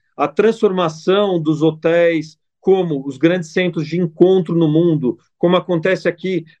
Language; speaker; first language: Portuguese; non-native, fluent; Italian